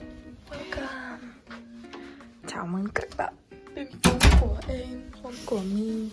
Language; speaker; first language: Vietnamese; non-native, fluent; Russian